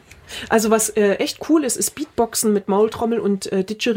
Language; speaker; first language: German; native; German